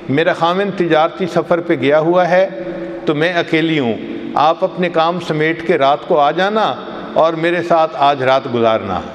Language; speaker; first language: Urdu; non-native, local second language; Punjabi